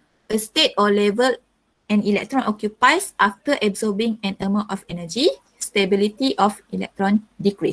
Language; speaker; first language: English; non-native, local second language; Malay